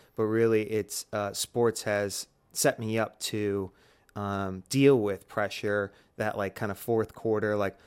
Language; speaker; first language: English; native; English